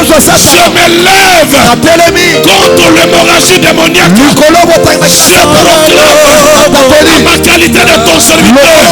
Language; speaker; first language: French; non-native, local second language; Lingala